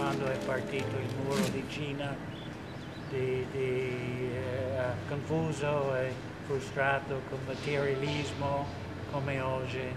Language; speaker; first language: Italian; non-native, learner; English